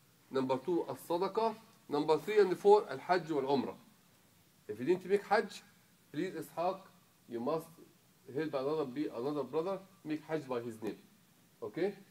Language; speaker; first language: English; non-native, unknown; Arabic